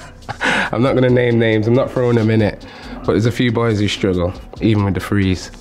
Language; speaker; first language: English; native; English